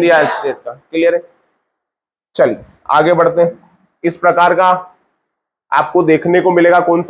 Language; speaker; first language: Hindi; native; Hindi